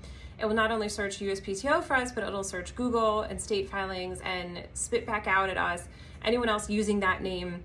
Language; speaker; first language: English; native; English